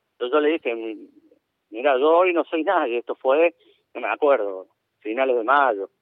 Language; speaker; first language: Spanish; native; Spanish